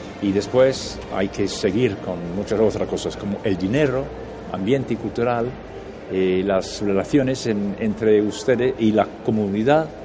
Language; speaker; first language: Spanish; non-native, fluent; English